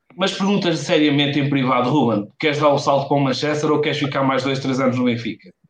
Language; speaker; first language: Portuguese; native; Portuguese